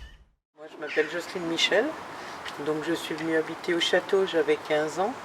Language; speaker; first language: French; native; French